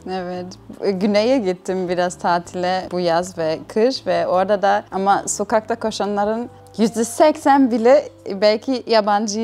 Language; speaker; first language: Turkish; non-native, fluent; German